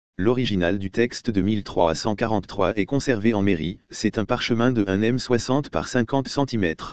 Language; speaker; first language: French; native; French